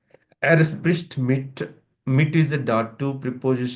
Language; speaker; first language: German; non-native, learner; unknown